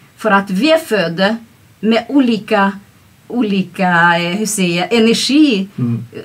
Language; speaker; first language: Swedish; non-native, fluent; Portuguese